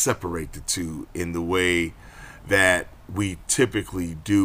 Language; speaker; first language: English; native; English